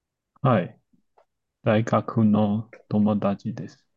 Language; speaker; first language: Japanese; non-native, learner; Chinese